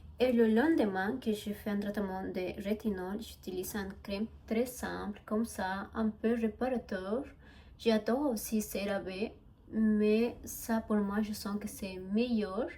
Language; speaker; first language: French; non-native, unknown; Spanish